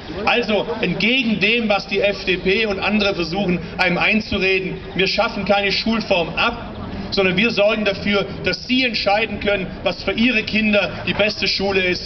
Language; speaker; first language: German; early bilingual, other home language; Turkish